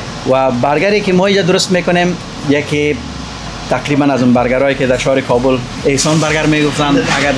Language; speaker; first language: Persian; native; Persian